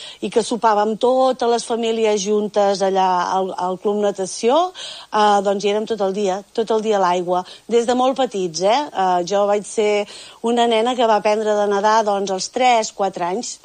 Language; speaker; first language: Catalan; native; Catalan